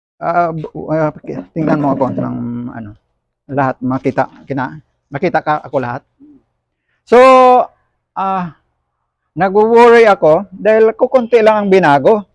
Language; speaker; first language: Filipino; non-native, local second language; Hiligaynon